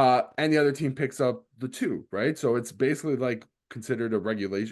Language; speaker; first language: English; native; English